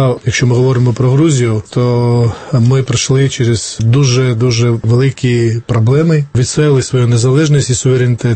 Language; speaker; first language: Ukrainian; non-native, fluent; Georgian